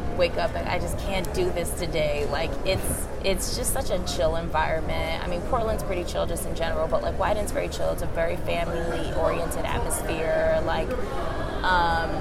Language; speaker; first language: English; native; English